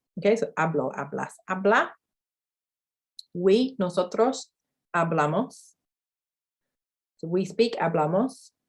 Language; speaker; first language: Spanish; non-native, fluent; English